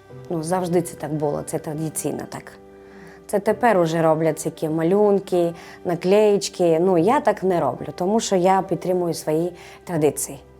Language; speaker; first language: Ukrainian; non-native, fluent; Georgian